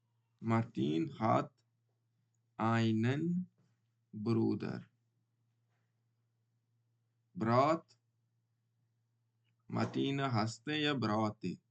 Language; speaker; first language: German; non-native, learner; Baluchi